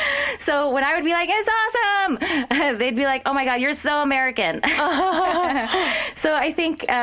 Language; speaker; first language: English; non-native, local second language; French